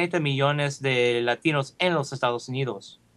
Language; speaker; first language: Spanish; early bilingual, heritage; Spanish